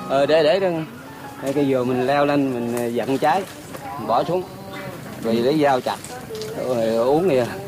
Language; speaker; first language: Vietnamese; native; Vietnamese